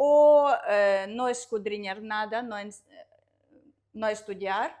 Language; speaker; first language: Spanish; non-native, learner; Russian